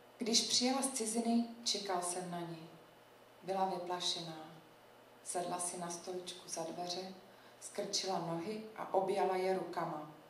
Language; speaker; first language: Czech; native; Czech